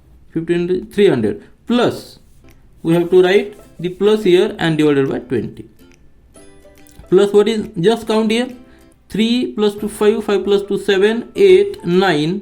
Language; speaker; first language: English; non-native, local second language; Marathi